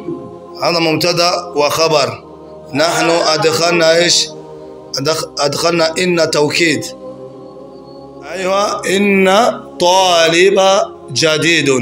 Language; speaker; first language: Arabic; non-native, fluent; Rundi